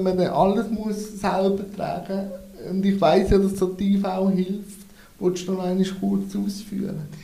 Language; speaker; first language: German; native; German